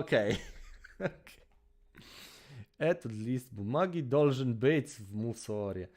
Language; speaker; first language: Russian; non-native, learner; Polish